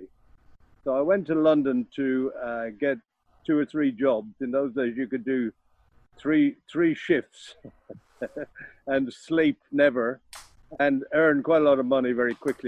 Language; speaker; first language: English; native; English